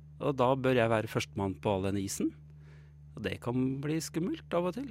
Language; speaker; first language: Norwegian; native; Norwegian